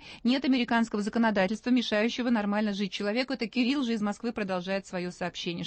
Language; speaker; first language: Russian; native; Russian